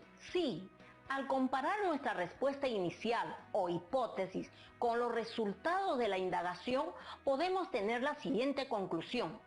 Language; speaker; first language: Spanish; native; Spanish